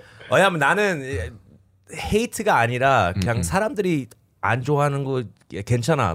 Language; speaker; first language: Korean; early bilingual, heritage; Korean